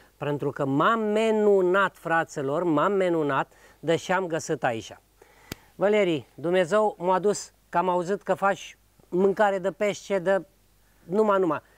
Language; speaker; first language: Romanian; native; Romanian